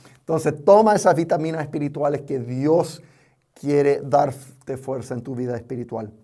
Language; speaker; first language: Spanish; non-native, fluent; English